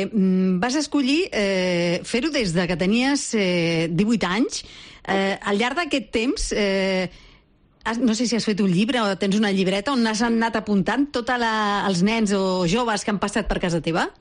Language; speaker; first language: Catalan; native; Catalan